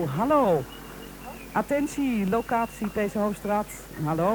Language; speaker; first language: Dutch; native; Dutch